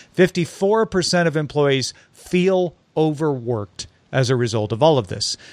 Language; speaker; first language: English; native; English